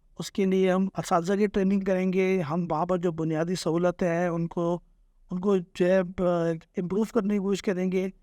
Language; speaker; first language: Urdu; native; Urdu